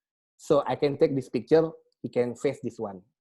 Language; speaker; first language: English; non-native, learner; Indonesian